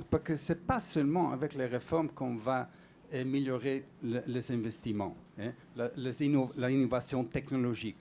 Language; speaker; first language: French; non-native, fluent; Portuguese